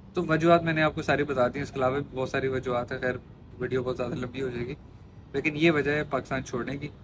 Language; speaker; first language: Urdu; native; Urdu